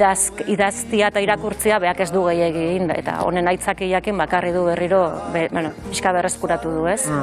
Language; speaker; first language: Basque; native; Basque